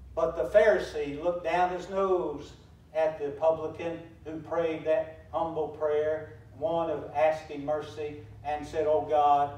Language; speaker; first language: English; native; English